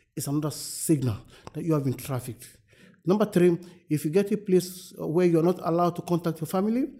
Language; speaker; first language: English; non-native, local second language; Yoruba